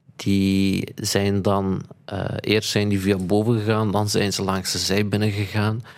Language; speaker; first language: Dutch; early bilingual, other home language; Turkish